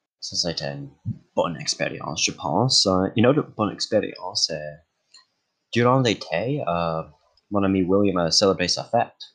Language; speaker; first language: French; non-native, local second language; English